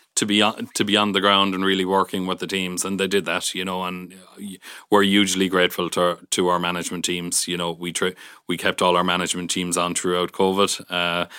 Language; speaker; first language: English; native; English